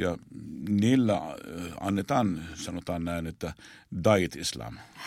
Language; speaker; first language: Finnish; non-native, fluent; Arabic